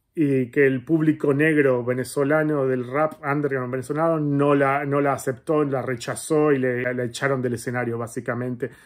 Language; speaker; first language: Spanish; native; Spanish